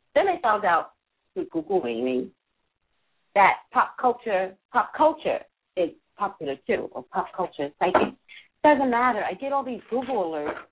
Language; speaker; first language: English; native; English